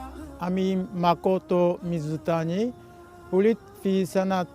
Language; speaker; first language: Arabic; non-native, fluent; Japanese